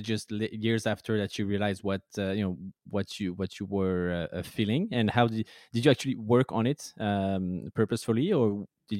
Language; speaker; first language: English; non-native, fluent; French